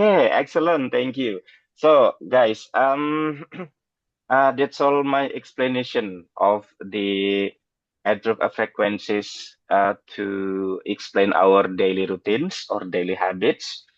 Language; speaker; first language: English; non-native, fluent; Indonesian